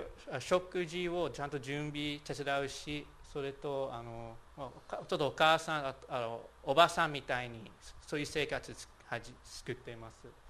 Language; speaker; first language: Japanese; non-native, fluent; English